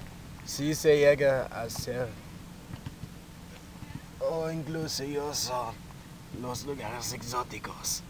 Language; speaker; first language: Spanish; non-native, learner; English